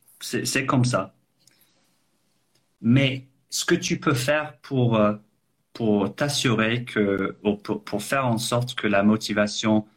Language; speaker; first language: French; non-native, fluent; English